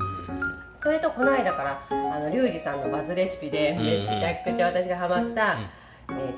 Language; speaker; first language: Japanese; native; Japanese